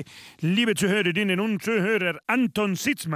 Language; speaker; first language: German; non-native, learner; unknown